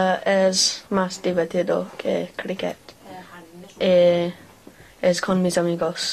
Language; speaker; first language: Spanish; non-native, learner; English